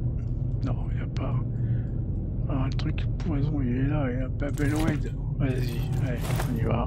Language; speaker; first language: French; native; French